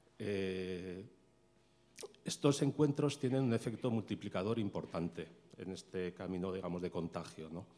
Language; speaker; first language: Spanish; native; Spanish